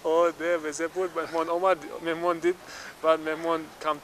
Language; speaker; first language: Persian; non-native, learner; English